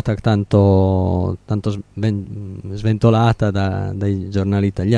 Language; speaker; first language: Italian; native; Italian